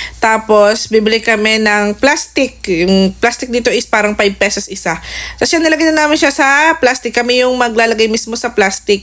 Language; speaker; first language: Filipino; native; Filipino